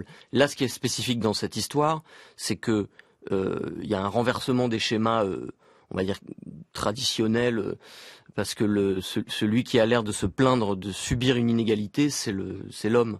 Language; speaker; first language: French; native; French